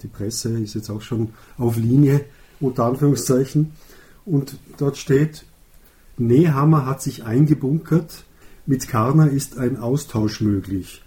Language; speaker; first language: German; native; German